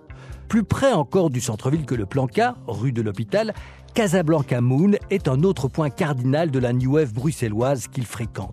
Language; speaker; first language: French; native; French